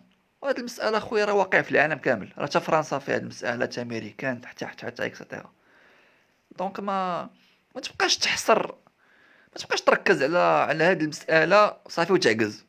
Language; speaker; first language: Arabic; native; Arabic